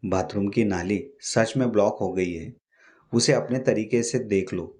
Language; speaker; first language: Hindi; non-native, local second language; Marathi